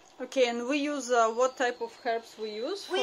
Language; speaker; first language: English; non-native, learner; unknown